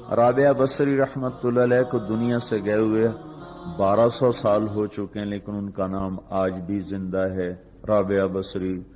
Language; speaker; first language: Urdu; non-native, local second language; Punjabi